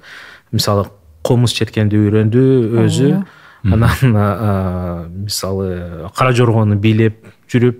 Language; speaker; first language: Kyrgyz; non-native, local second language; Russian